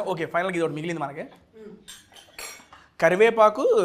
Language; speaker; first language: Telugu; native; Telugu